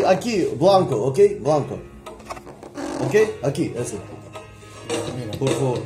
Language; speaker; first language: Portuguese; non-native, learner; Russian